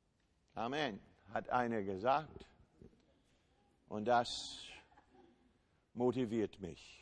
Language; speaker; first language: German; non-native, fluent; English